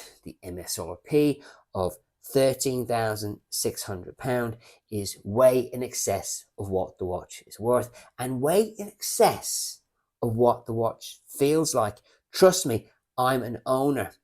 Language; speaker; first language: English; native; English